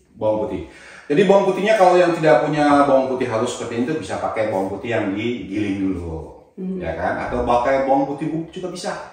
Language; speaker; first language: Indonesian; native; Indonesian